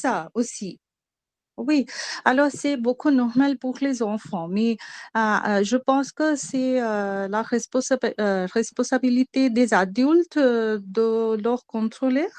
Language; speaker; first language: French; non-native, learner; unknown